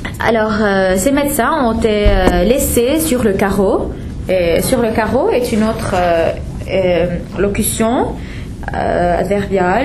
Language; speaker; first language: French; non-native, fluent; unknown